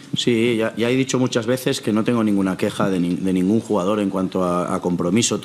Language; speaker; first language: Spanish; non-native, local second language; Catalan